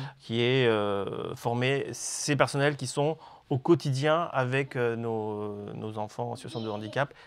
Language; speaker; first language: French; native; French